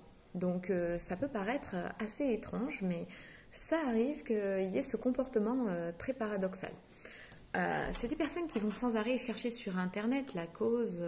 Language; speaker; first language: French; native; French